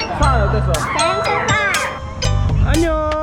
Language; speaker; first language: Korean; native; Korean